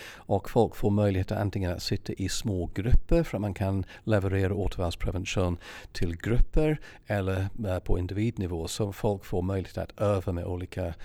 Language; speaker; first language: Swedish; non-native, fluent; English